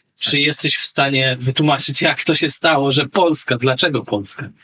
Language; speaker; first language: Polish; native; Polish